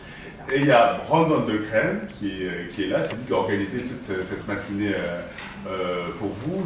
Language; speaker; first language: French; native; French